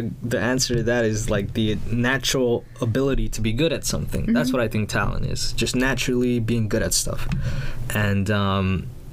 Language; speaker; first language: English; early bilingual, other home language; Spanish